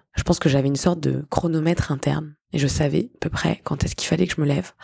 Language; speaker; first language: French; native; French